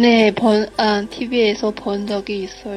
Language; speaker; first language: Korean; non-native, learner; Chinese